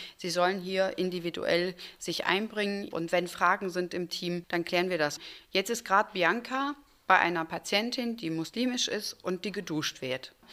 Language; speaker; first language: German; early bilingual, other home language; Turkish